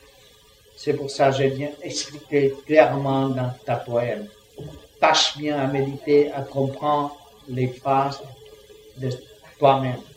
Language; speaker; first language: French; non-native, learner; Vietnamese